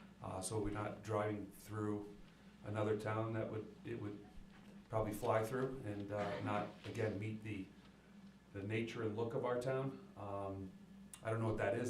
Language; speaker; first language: English; native; English